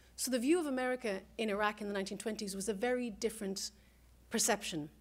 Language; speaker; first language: English; native; English